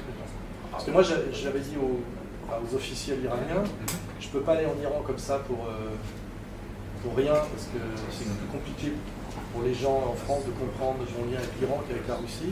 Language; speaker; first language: French; native; French